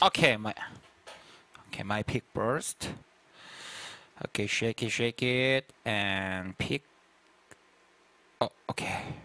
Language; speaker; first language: English; non-native, learner; Korean